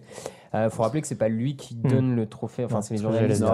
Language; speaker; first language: French; native; French